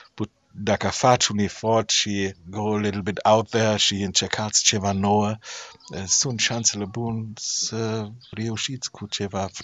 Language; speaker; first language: Romanian; non-native, learner; German